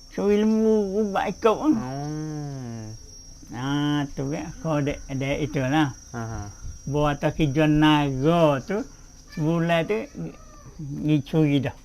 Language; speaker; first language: Malay; native; Malay